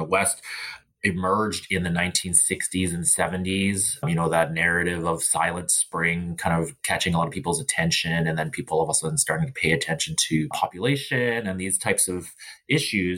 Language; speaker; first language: English; native; English